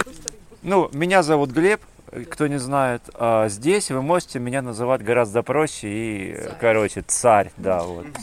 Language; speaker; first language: Russian; native; Russian